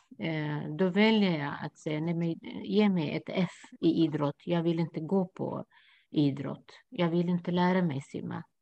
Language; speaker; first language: Swedish; non-native, fluent; Kurdish